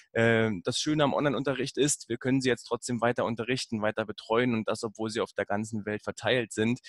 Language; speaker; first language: German; native; German